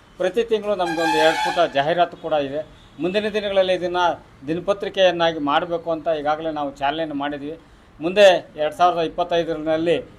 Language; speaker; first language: Kannada; native; Kannada